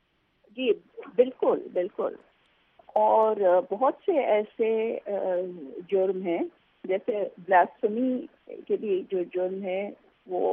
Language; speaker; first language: Urdu; native; Urdu